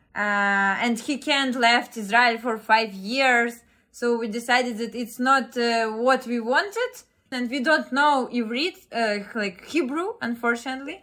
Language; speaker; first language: English; non-native, fluent; Ukrainian